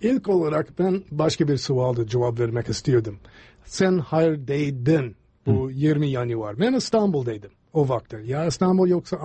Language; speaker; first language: Turkish; non-native, fluent; English